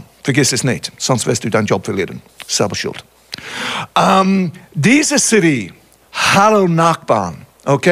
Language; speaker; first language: German; non-native, fluent; English